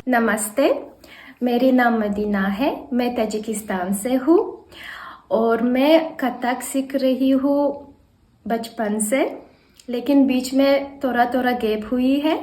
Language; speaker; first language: Hindi; non-native, learner; Tajik